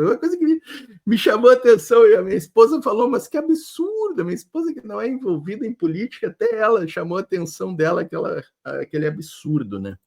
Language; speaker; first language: Portuguese; native; Portuguese